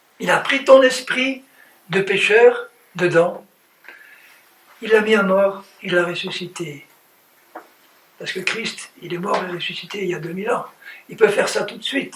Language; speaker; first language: French; native; French